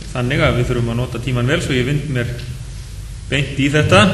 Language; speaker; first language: Icelandic; native; Icelandic